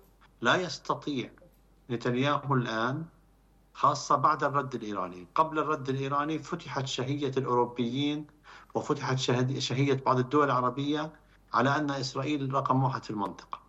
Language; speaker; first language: Arabic; native; Arabic